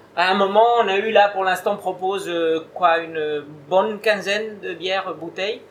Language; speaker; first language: French; non-native, fluent; Spanish